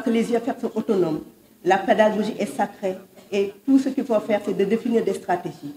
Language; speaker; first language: French; non-native, local second language; Wolof